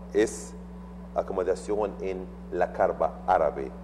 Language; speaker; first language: Spanish; non-native, learner; Arabic